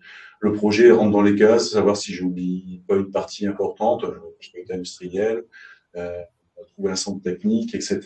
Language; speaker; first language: French; native; French